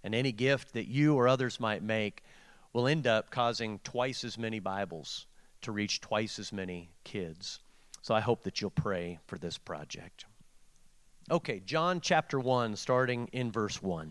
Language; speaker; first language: English; native; English